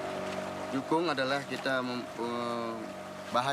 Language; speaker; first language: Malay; non-native, local second language; Balinese